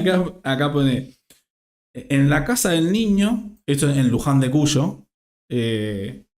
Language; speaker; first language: Spanish; native; Spanish